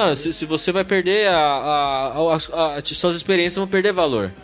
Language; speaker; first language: Portuguese; native; Portuguese